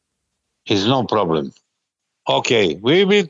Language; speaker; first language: English; non-native, learner; Serbian